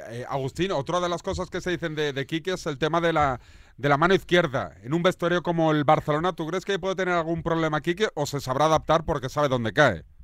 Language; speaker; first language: Spanish; native; Spanish